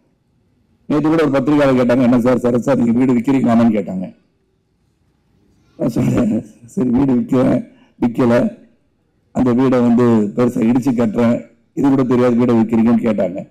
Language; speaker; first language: Tamil; native; Tamil